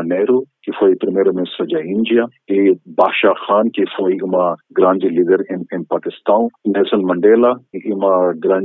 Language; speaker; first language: Portuguese; non-native, fluent; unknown